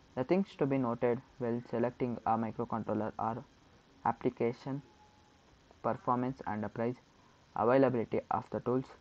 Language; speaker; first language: English; non-native, local second language; Kannada